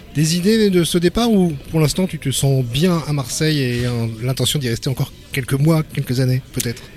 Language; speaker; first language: French; native; French